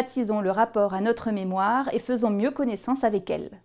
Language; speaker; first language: French; native; French